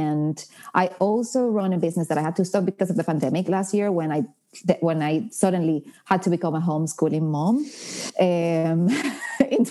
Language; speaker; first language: English; non-native, fluent; Spanish